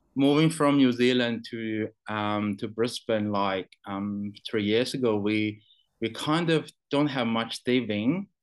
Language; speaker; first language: English; non-native, fluent; Chinese